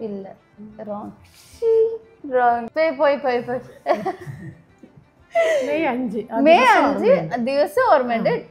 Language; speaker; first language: Malayalam; non-native, learner; Kannada